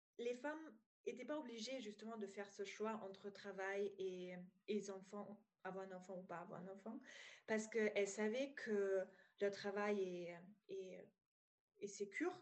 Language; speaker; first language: French; non-native, fluent; German